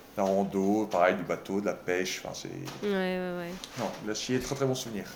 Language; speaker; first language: French; native; French